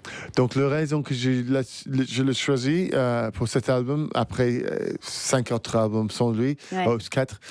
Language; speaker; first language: French; non-native, fluent; English